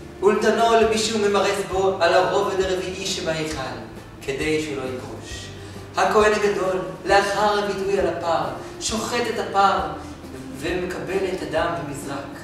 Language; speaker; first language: Hebrew; native; Hebrew